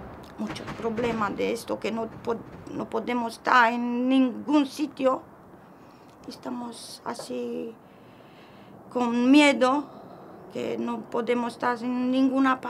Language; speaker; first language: Spanish; non-native, learner; Romanian